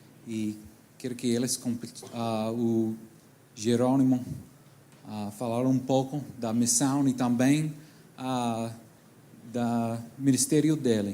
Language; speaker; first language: Portuguese; non-native, learner; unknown